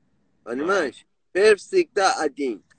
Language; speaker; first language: Russian; non-native, local second language; Persian